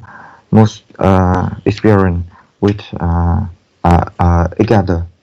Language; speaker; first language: English; non-native, learner; Vietnamese